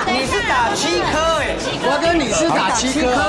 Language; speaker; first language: Chinese; native; Chinese